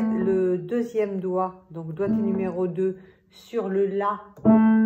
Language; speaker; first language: French; native; French